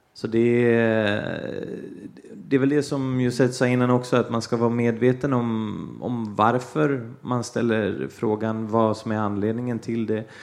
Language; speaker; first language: Swedish; early bilingual, other home language; Portuguese